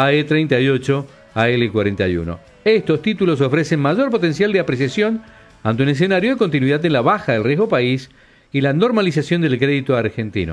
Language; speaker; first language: Spanish; native; Spanish